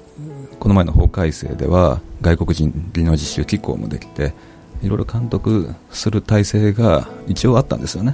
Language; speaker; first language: Japanese; native; Japanese